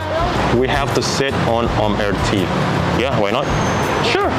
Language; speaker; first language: English; non-native, fluent; Indonesian